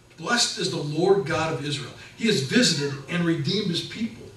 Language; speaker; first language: English; native; English